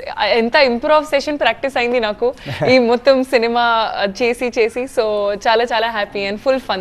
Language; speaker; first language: Telugu; non-native, fluent; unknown